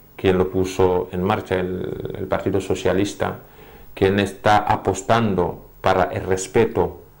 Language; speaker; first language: Spanish; non-native, fluent; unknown